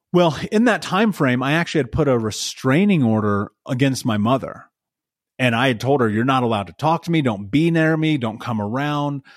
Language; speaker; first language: English; native; English